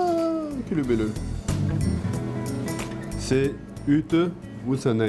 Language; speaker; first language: Hungarian; non-native, learner; French